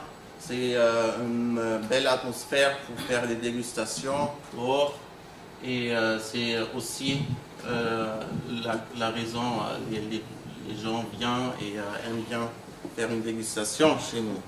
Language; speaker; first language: French; non-native, fluent; German